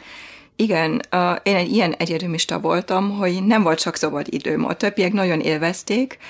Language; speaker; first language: Hungarian; non-native, fluent; German